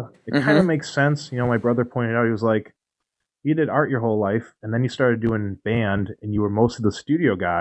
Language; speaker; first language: English; native; English